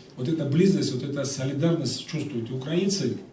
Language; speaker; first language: Russian; non-native, local second language; Georgian